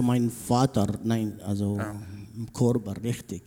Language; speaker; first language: German; non-native, learner; Arabic